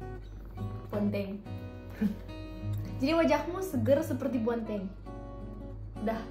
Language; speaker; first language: Indonesian; non-native, fluent; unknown